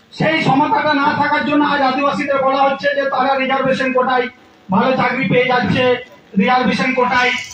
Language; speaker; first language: Bangla; non-native, local second language; Santali